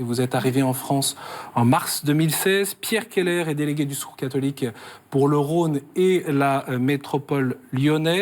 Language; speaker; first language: French; native; French